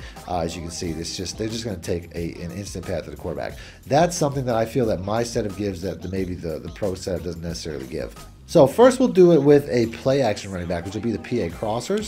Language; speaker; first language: English; native; English